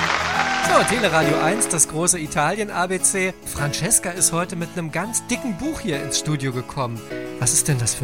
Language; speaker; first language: German; native; German